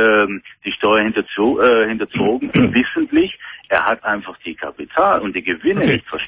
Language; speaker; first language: German; native; German